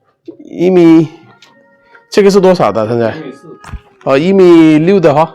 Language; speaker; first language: Chinese; non-native, fluent; Telugu